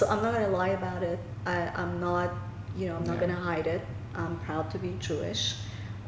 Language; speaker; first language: English; non-native, fluent; Persian